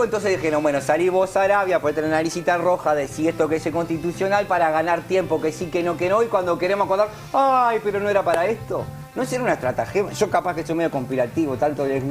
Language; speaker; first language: Spanish; native; Spanish